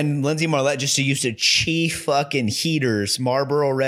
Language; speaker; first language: English; native; English